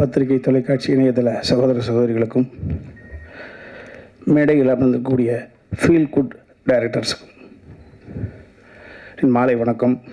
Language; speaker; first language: Tamil; native; Tamil